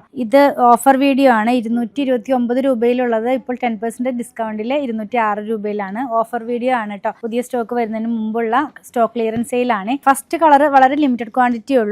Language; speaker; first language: Malayalam; native; Malayalam